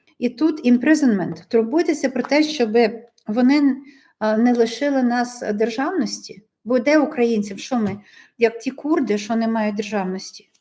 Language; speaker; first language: Ukrainian; native; Ukrainian